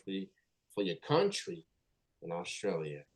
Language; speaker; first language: English; native; English